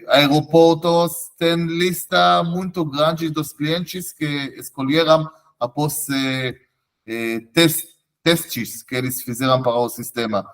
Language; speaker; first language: Portuguese; non-native, fluent; Hebrew